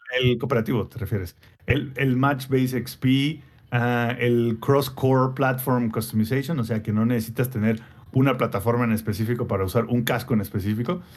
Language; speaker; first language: Spanish; native; Spanish